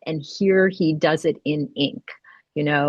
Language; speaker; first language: English; native; English